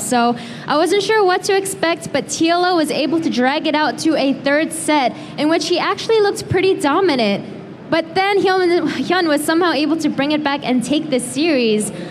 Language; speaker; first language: English; early bilingual, other home language; Korean